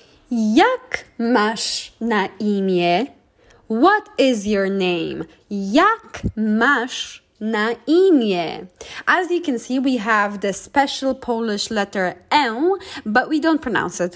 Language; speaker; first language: English; non-native, fluent; Polish